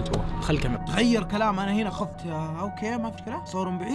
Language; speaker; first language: Arabic; native; Arabic